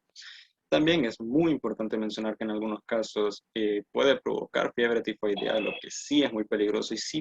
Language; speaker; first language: Spanish; native; Spanish